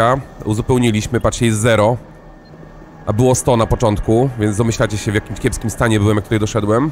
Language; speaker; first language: Polish; native; Polish